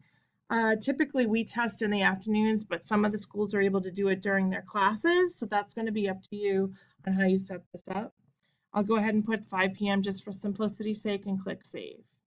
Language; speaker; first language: English; native; English